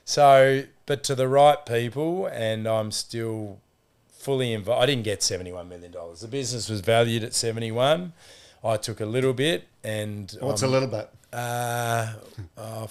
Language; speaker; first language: English; native; English